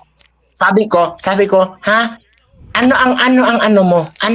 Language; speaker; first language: Filipino; non-native, learner; Indonesian